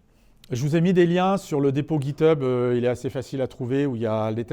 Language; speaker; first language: French; native; French